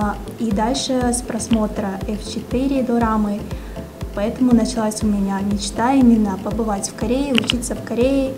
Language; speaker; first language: Russian; non-native, local second language; Kazakh